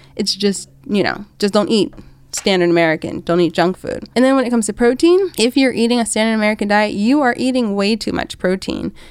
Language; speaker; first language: English; native; English